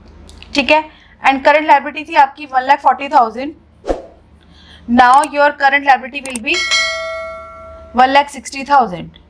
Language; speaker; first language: Hindi; native; Hindi